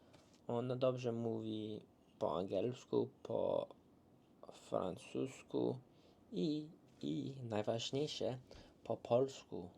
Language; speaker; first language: Polish; early bilingual, heritage; English